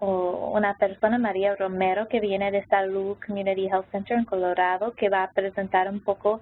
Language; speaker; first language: Spanish; non-native, local second language; English